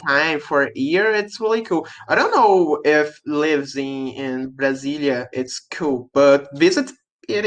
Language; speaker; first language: English; non-native, learner; Portuguese